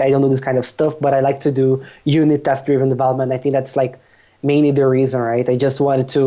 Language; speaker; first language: English; non-native, fluent; Portuguese